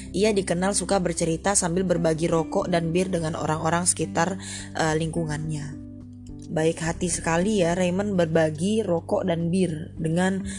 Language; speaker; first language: Indonesian; non-native, fluent; English